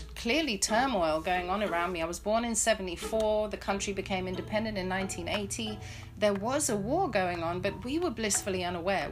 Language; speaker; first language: English; native; English